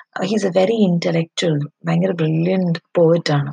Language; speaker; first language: English; non-native, local second language; Malayalam